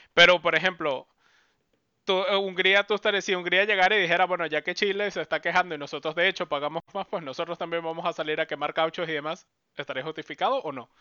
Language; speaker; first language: Spanish; native; Spanish